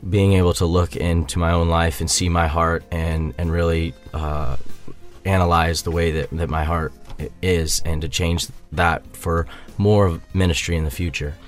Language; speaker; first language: English; native; English